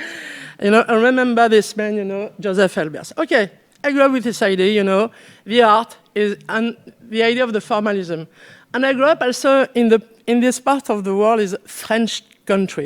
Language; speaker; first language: English; non-native, learner; French